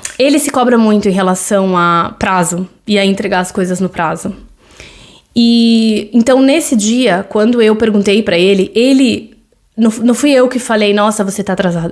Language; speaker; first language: Portuguese; native; Portuguese